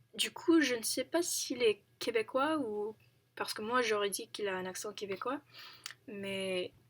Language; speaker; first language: French; non-native, fluent; English